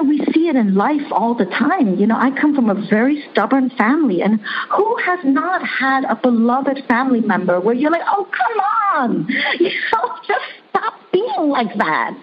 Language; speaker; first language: English; early bilingual, other home language; Chinese